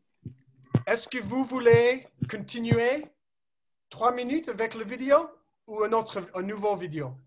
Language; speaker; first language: French; non-native, learner; English